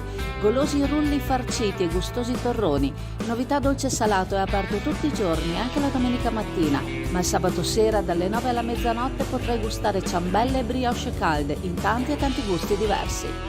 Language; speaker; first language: Italian; native; Italian